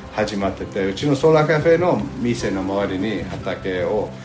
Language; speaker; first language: Japanese; non-native, fluent; English